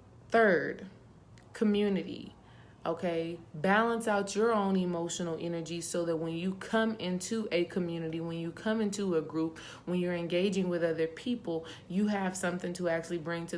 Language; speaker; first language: English; native; English